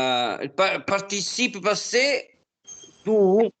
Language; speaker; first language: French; non-native, learner; Italian